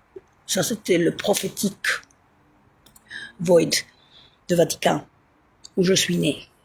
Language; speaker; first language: French; non-native, learner; Italian